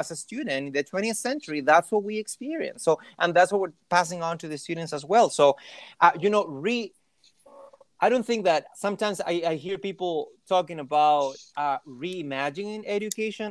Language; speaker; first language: English; non-native, fluent; Spanish